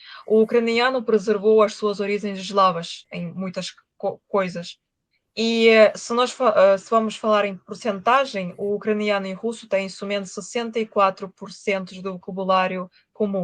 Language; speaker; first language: Portuguese; non-native, fluent; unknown